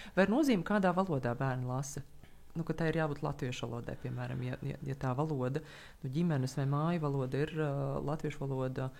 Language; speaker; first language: Latvian; native; Latvian